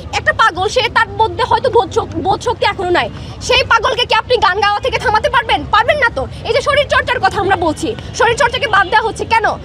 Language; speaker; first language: Bangla; non-native, local second language; Chakma